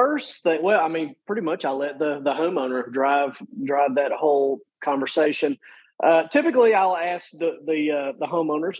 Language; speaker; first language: English; native; English